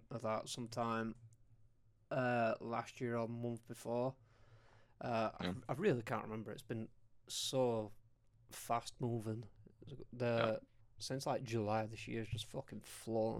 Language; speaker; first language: English; native; English